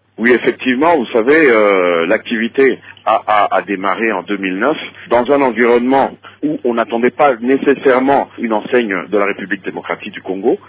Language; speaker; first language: French; non-native, local second language; Lingala